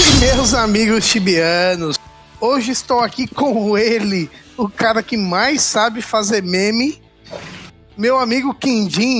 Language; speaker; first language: Portuguese; native; Portuguese